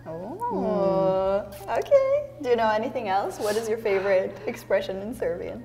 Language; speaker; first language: English; non-native, fluent; Serbian